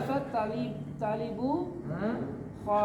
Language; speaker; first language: Arabic; non-native, learner; Indonesian